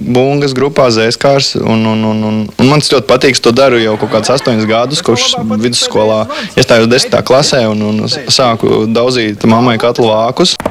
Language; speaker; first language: Latvian; native; Latvian